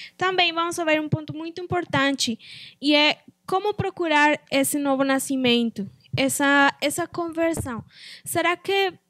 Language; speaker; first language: Portuguese; non-native, fluent; Spanish